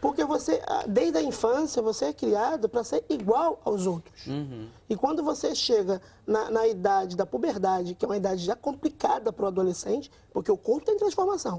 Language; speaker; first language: Portuguese; native; Portuguese